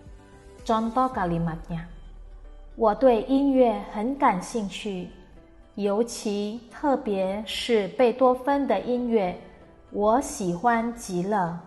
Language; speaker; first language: Chinese; non-native, fluent; Indonesian